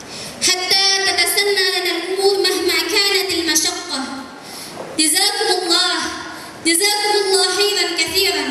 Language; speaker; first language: Arabic; non-native, learner; Indonesian